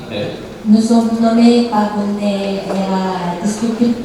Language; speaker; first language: French; non-native, learner; Indonesian